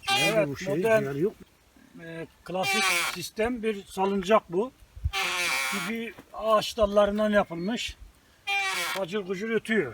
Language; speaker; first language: Turkish; native; Turkish